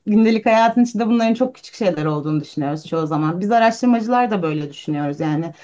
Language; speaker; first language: Turkish; native; Turkish